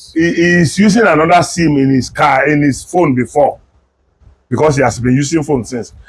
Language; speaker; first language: English; non-native, local second language; Yoruba